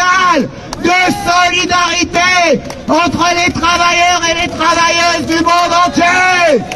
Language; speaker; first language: French; native; French